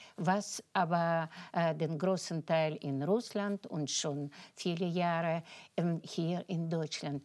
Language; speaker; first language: German; non-native, fluent; Russian